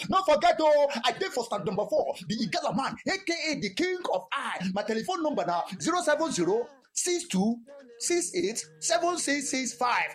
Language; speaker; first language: Nigerian Pidgin; non-native, local second language; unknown